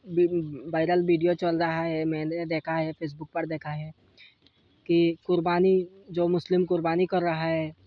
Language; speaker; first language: Hindi; non-native, learner; Bangla